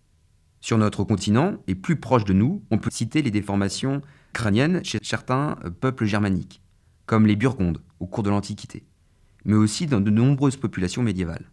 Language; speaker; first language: French; native; French